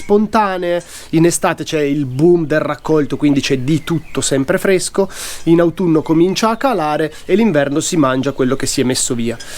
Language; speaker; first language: Italian; native; Italian